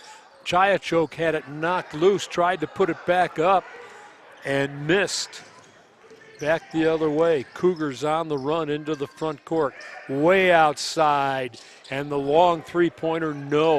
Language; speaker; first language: English; native; English